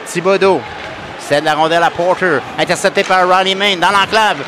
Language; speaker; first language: French; native; French